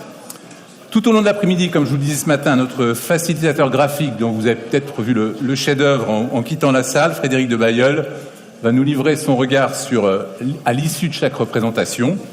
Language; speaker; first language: French; native; French